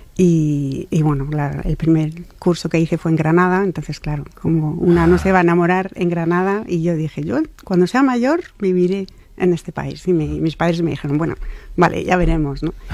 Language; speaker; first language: Spanish; non-native, fluent; French